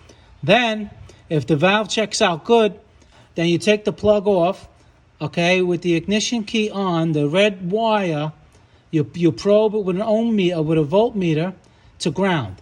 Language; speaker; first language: English; native; English